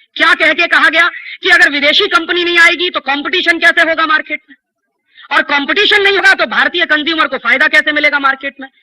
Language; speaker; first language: Hindi; native; Hindi